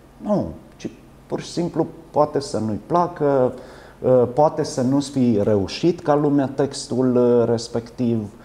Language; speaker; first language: Romanian; native; Romanian